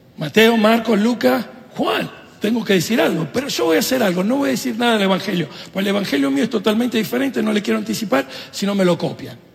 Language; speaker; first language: Spanish; native; Spanish